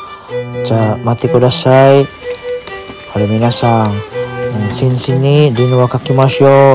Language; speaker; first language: Japanese; non-native, learner; Filipino